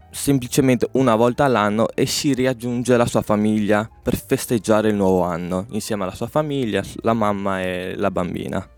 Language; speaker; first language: Italian; early bilingual, other home language; Chinese